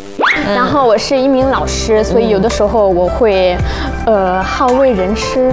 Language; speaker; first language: Chinese; non-native, fluent; Italian